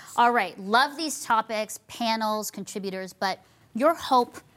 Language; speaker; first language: English; native; English